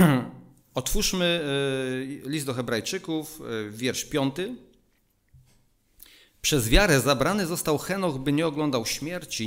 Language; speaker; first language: Polish; native; Polish